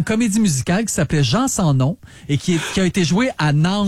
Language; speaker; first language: French; native; French